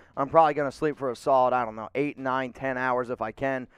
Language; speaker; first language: English; native; English